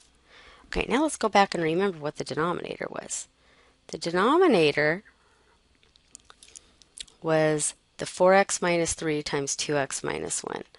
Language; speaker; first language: English; native; English